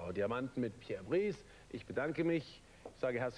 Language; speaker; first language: German; native; German